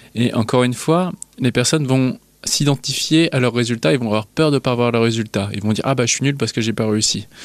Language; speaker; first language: French; native; French